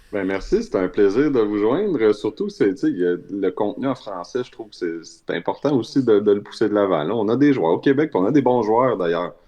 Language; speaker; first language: French; native; French